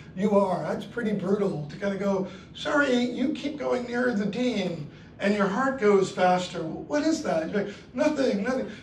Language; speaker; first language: English; native; English